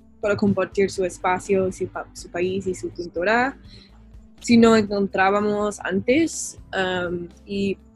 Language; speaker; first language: Spanish; non-native, learner; English